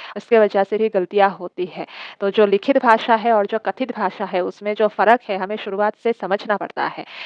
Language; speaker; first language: Hindi; non-native, local second language; Assamese